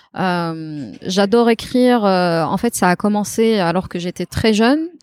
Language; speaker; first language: French; non-native, local second language; Kabyle